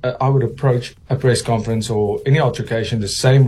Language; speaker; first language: English; non-native, local second language; Afrikaans